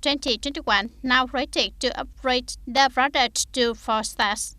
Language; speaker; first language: English; non-native, fluent; Vietnamese